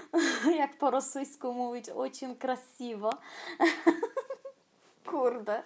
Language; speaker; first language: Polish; non-native, learner; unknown